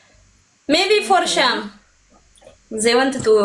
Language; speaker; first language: English; non-native, learner; Amharic